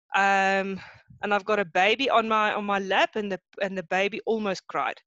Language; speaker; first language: English; non-native, local second language; Afrikaans